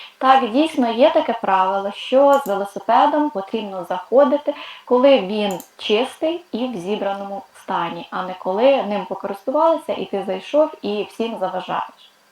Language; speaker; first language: Ukrainian; non-native, local second language; Russian